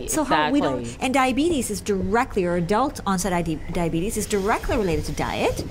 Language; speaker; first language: English; native; English